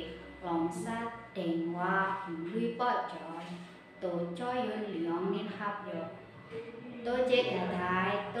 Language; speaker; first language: Cantonese; non-native, learner; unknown